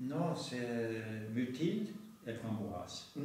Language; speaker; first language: French; non-native, fluent; Norwegian